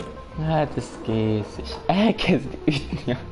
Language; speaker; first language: Hungarian; native; Hungarian